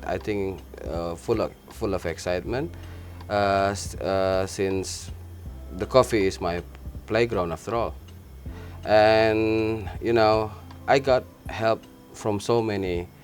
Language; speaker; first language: English; non-native, learner; Indonesian